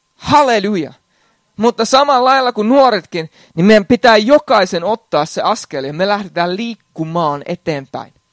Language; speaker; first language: Finnish; native; Finnish